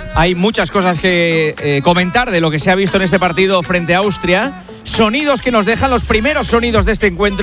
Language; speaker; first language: Spanish; native; Spanish